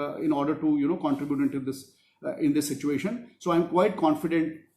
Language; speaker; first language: English; non-native, local second language; Punjabi